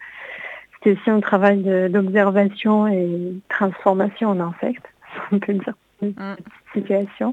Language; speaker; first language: French; non-native, fluent; Hebrew